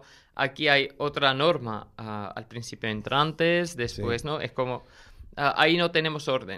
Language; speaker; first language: Spanish; non-native, learner; Armenian